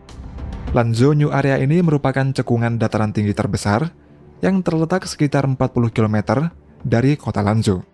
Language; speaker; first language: Indonesian; native; Indonesian